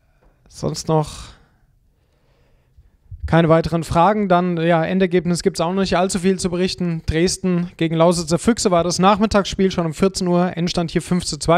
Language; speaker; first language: German; native; German